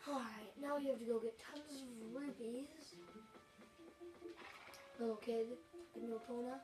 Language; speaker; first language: English; native; English